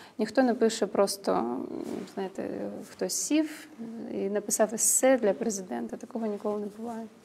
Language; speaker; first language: Ukrainian; non-native, local second language; Russian